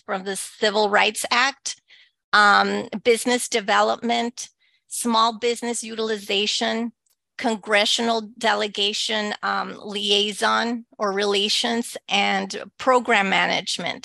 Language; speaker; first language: English; early bilingual, other home language; Spanish